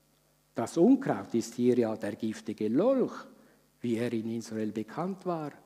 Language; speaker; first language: German; native; German